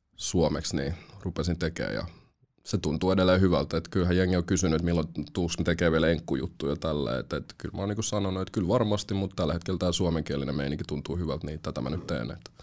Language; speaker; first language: Finnish; early bilingual, other home language; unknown